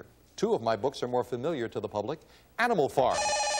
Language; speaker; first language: English; native; English